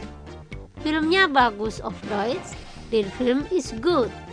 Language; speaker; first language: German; non-native, fluent; Indonesian